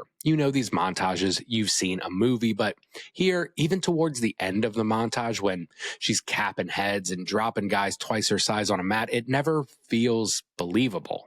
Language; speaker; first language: English; native; English